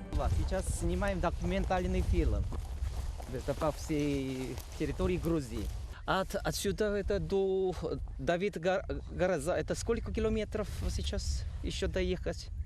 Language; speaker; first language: Russian; non-native, learner; Korean